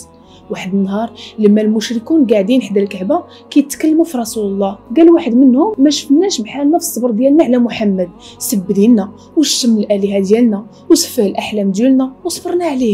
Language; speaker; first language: Arabic; native; Arabic